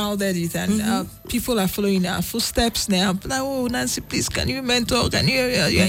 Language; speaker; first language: English; non-native, local second language; Igbo